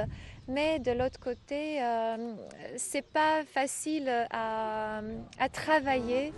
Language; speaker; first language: French; non-native, fluent; Croatian